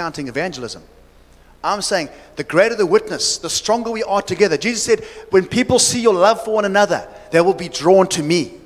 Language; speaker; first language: English; native; English